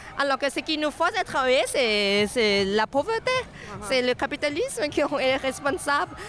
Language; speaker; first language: French; non-native, fluent; Thai